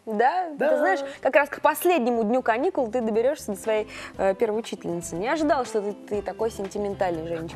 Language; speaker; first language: Russian; native; Russian